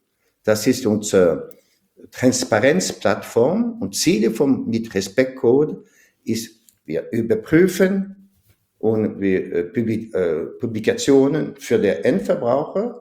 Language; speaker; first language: German; non-native, fluent; French